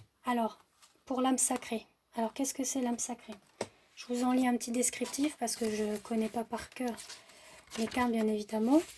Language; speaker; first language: French; native; French